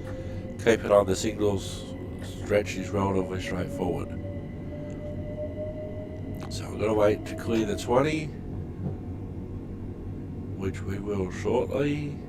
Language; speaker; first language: English; native; English